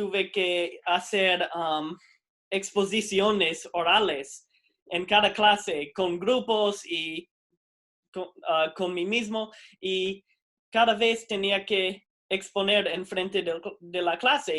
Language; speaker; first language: Spanish; non-native, fluent; English